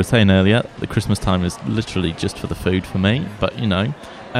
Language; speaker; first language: English; native; English